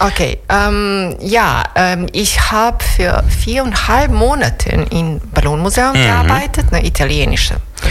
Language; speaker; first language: German; non-native, fluent; Serbian